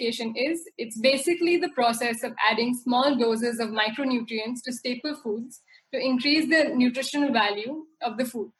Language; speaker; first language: English; non-native, local second language; Hindi